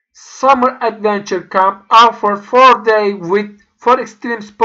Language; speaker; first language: English; non-native, fluent; Turkish